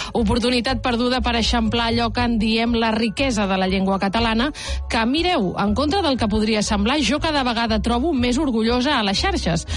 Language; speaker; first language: Catalan; native; Catalan